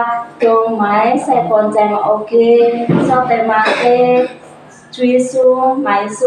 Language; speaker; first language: Cantonese; non-native, learner; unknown